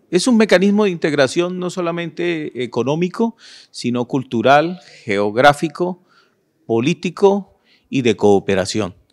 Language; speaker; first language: Spanish; native; Spanish